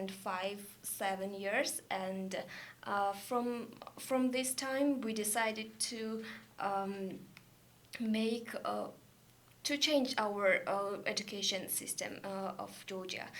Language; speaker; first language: English; non-native, learner; Georgian